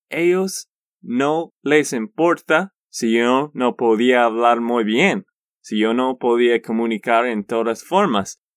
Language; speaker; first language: Spanish; non-native, learner; English